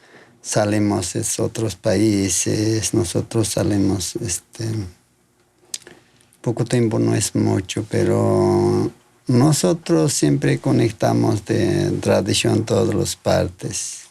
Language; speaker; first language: Spanish; non-native, local second language; Quechua